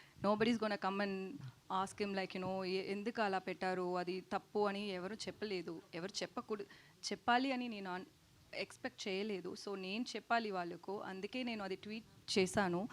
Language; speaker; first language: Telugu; non-native, learner; Tamil